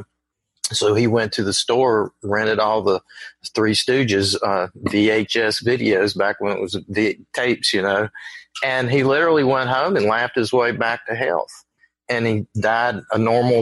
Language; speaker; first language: English; native; English